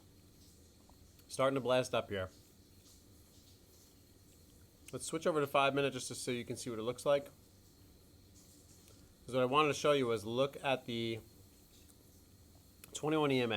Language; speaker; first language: English; native; English